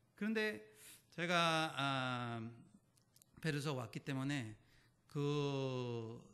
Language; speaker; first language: Korean; non-native, learner; Spanish